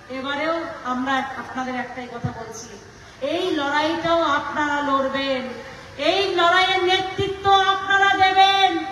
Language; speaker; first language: Bangla; non-native, local second language; Nepali